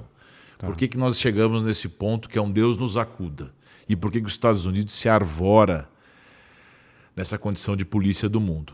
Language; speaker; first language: Portuguese; native; Portuguese